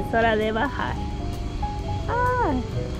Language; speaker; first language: Spanish; early bilingual, heritage; Spanish